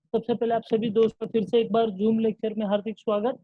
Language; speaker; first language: Hindi; non-native, local second language; Marathi